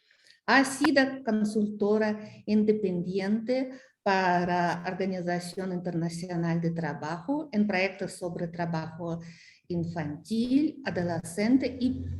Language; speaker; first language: Spanish; non-native, fluent; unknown